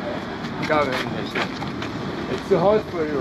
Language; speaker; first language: English; non-native, learner; Arabic